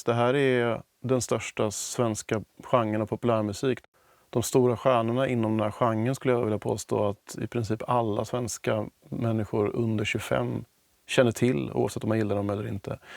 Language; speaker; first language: Swedish; native; Swedish